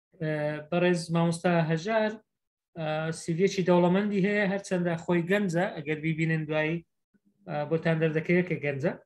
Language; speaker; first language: Central Kurdish; native; Central Kurdish